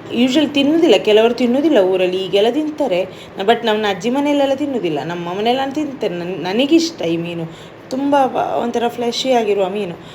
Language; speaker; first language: Kannada; non-native, local second language; Tulu